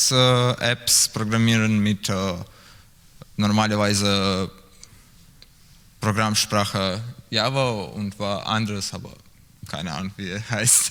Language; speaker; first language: German; non-native, learner; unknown